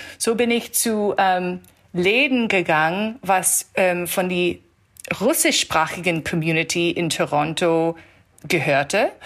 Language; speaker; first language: German; early bilingual, heritage; German